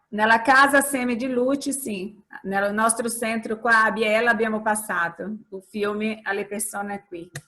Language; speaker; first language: Italian; non-native, learner; Portuguese